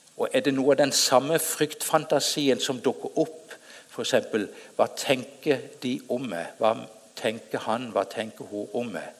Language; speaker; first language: Norwegian; native; Norwegian